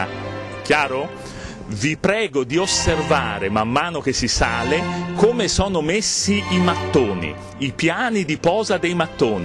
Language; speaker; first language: Italian; native; Italian